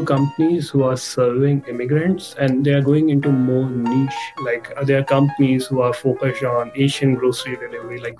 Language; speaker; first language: English; non-native, local second language; Hindi